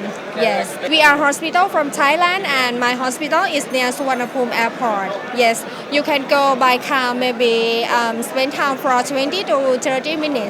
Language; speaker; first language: English; non-native, learner; Thai